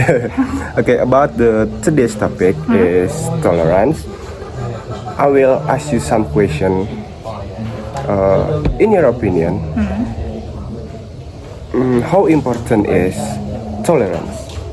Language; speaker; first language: English; non-native, learner; Indonesian